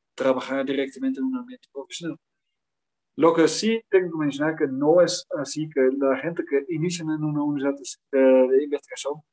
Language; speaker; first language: Spanish; non-native, fluent; Dutch